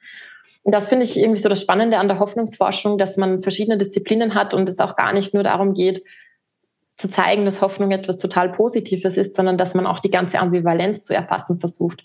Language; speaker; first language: German; native; German